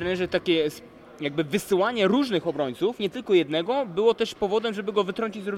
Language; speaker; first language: Polish; native; Polish